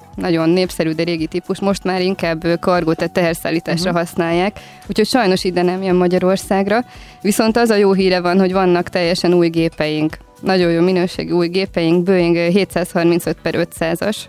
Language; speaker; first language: Hungarian; native; Hungarian